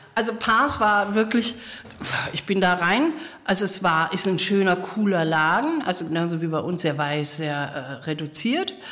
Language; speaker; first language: German; native; German